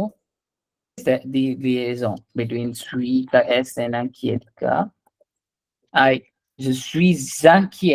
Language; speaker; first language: French; non-native, fluent; Hindi